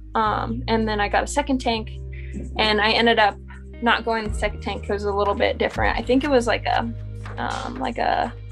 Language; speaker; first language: English; native; English